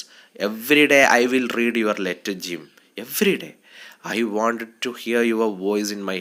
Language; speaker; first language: English; non-native, local second language; Malayalam